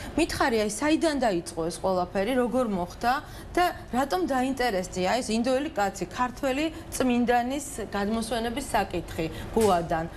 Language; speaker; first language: Georgian; native; Georgian